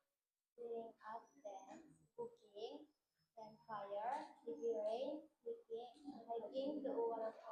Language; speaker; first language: English; non-native, learner; Indonesian